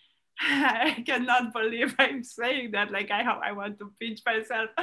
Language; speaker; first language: English; non-native, fluent; Romanian